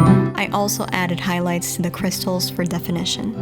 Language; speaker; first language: English; native; English